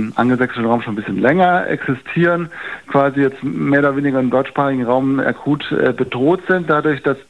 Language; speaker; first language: German; native; German